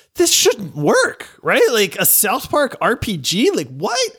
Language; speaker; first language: English; native; English